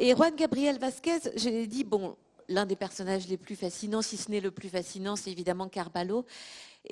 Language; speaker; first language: French; native; French